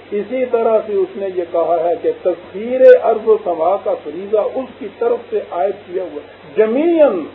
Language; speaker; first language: Urdu; non-native, local second language; Punjabi